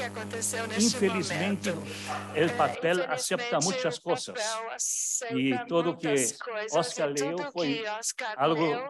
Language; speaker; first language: Portuguese; early bilingual, other home language; German